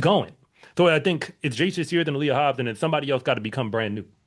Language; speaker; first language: English; native; English